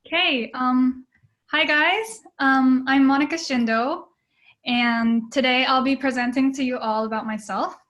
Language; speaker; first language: English; early bilingual, other home language; Japanese